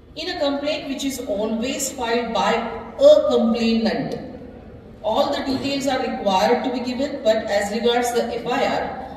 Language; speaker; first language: English; non-native, local second language; Marathi